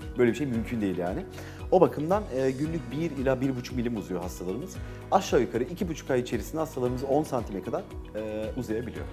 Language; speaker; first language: Turkish; early bilingual, heritage; Turkish